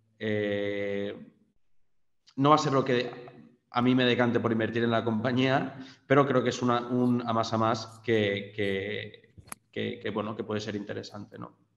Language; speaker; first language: Spanish; native; Spanish